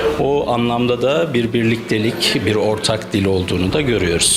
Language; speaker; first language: Turkish; native; Turkish